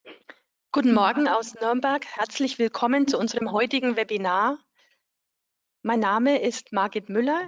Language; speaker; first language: German; native; German